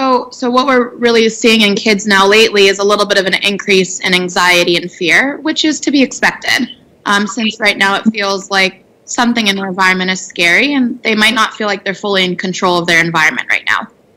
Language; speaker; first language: English; native; English